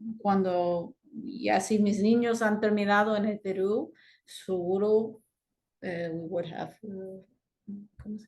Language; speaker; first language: Spanish; non-native, fluent; English